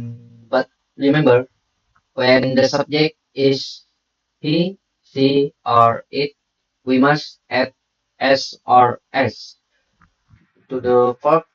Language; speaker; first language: English; non-native, learner; Indonesian